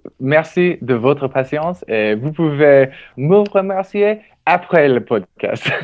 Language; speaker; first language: French; non-native, learner; English